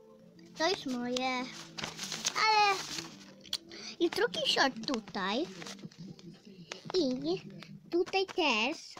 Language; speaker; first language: Polish; early bilingual, heritage; Polish